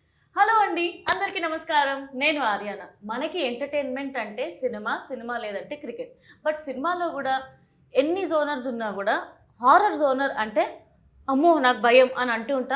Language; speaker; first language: Telugu; native; Telugu